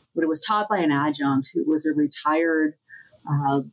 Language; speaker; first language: English; native; English